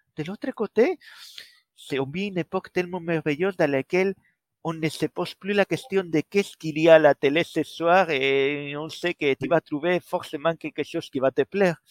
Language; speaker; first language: French; non-native, fluent; Spanish